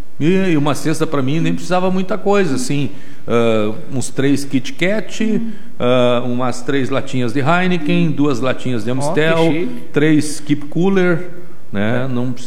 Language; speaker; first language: Portuguese; native; Portuguese